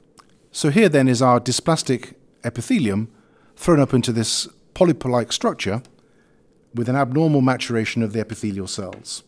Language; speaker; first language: English; native; English